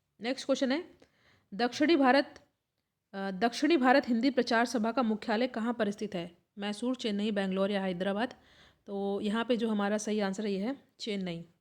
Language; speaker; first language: Hindi; native; Hindi